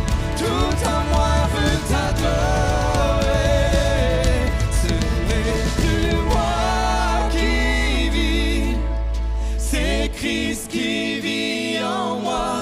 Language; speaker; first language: French; native; French